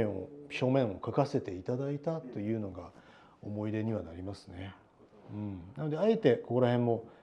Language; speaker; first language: Japanese; native; Japanese